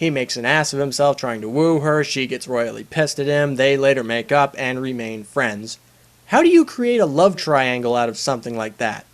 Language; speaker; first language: English; native; English